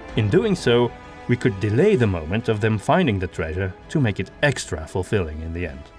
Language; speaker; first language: English; non-native, fluent; Dutch